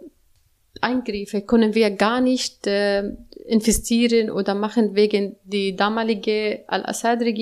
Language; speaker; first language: German; non-native, learner; Arabic